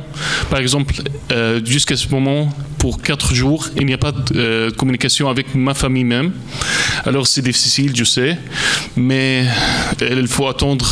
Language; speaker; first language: French; non-native, fluent; Arabic